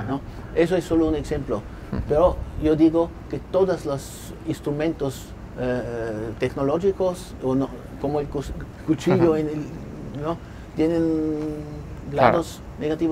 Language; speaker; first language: Spanish; non-native, fluent; German